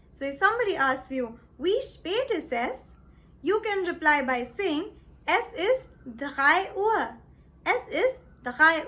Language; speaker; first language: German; non-native, fluent; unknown